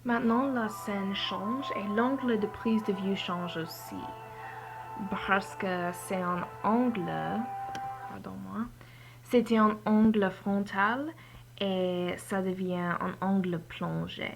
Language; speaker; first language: French; non-native, learner; English